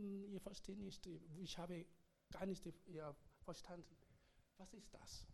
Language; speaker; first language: German; non-native, learner; Korean